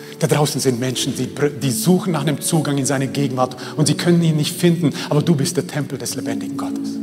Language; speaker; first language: German; early bilingual, other home language; Croatian